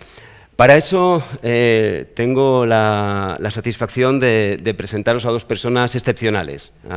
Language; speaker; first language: Spanish; native; Spanish